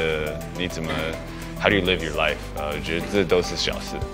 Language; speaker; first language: Chinese; early bilingual, heritage; English